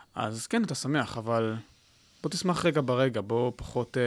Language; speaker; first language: Hebrew; native; Hebrew